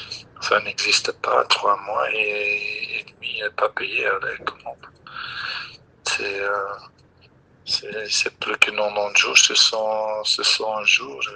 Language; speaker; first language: French; non-native, local second language; Dutch